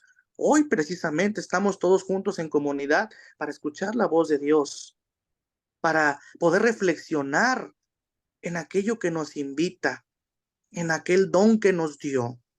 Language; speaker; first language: Spanish; native; Spanish